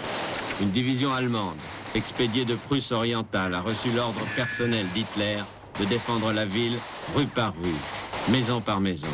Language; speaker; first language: French; native; French